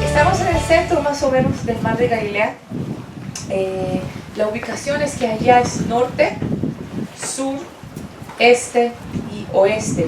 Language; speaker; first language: Spanish; non-native, fluent; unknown